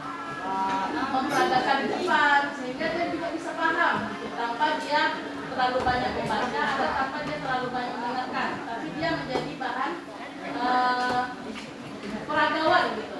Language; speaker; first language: Indonesian; native; Indonesian